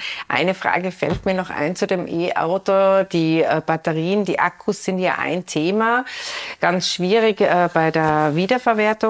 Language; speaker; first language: German; native; German